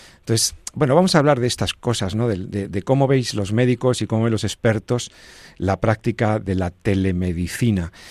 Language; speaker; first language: Spanish; native; Spanish